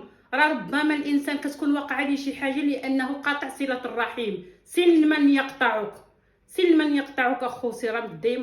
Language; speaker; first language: Arabic; native; Arabic